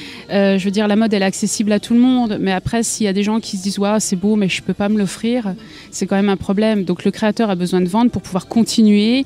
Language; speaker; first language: French; native; French